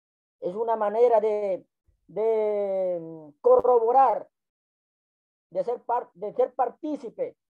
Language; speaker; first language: Spanish; non-native, local second language; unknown